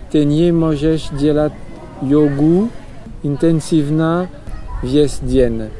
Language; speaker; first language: Russian; non-native, learner; French